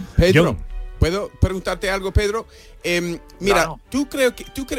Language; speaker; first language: Spanish; non-native, fluent; English